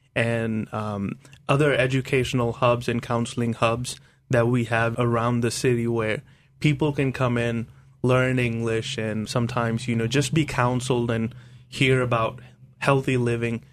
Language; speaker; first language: English; non-native, local second language; Hindi